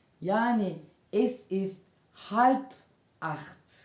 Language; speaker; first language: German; non-native, fluent; Turkish